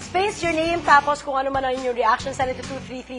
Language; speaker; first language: Filipino; native; Filipino